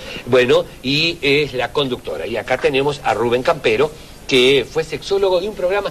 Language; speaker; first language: Spanish; native; Spanish